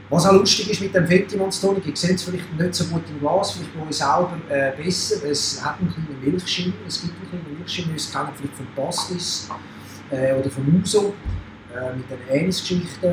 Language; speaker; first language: German; native; German